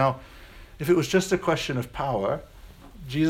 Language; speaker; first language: English; native; English